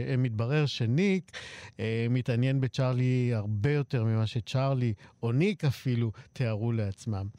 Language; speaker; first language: Hebrew; native; Hebrew